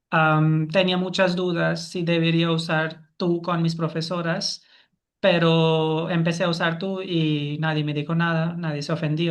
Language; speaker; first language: Spanish; non-native, fluent; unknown